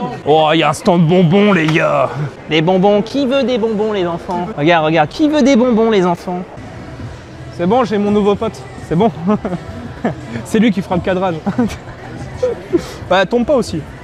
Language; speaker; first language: French; native; French